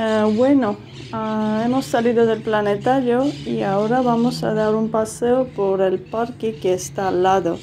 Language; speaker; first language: Spanish; non-native, fluent; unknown